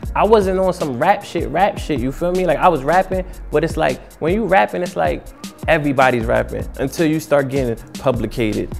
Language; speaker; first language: English; native; English